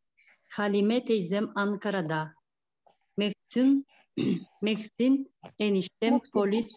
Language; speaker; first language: Turkish; non-native, learner; Kyrgyz